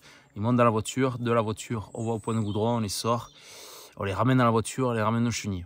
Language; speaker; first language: French; native; French